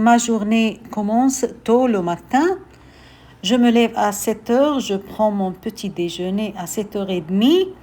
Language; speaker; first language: French; non-native, fluent; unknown